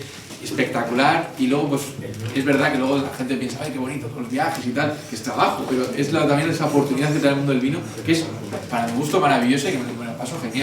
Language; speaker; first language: Spanish; native; Spanish